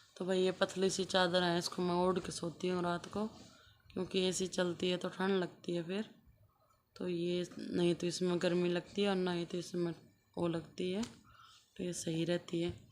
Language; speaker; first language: Hindi; native; Hindi